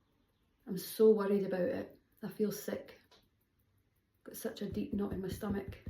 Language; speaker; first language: English; native; English